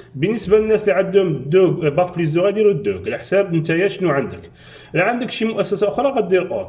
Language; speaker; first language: Arabic; native; Arabic